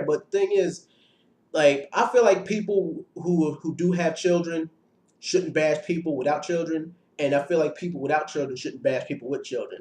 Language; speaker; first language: English; native; English